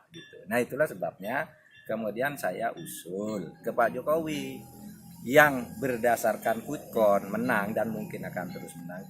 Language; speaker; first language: Indonesian; non-native, local second language; Madurese